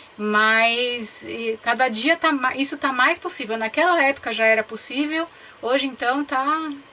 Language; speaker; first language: Portuguese; native; Portuguese